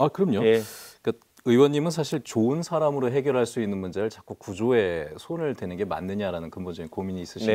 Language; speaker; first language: Korean; native; Korean